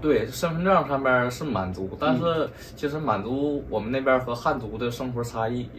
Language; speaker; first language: Chinese; native; Chinese